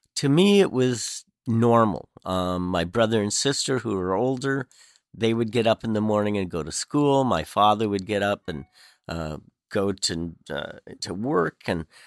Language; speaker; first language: English; native; English